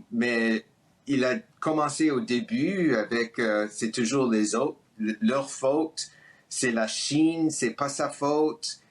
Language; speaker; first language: French; early bilingual, heritage; French